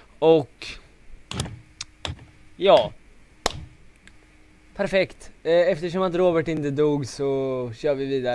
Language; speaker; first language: Swedish; native; Swedish